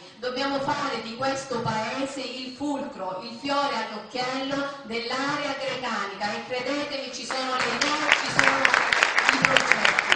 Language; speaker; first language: Italian; native; Italian